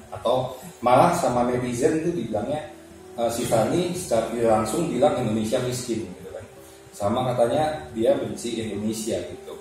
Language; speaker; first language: Indonesian; native; Indonesian